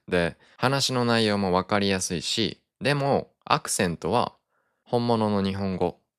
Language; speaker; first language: Japanese; native; Japanese